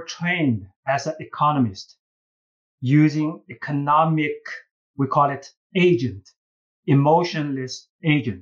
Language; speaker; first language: English; non-native, fluent; Chinese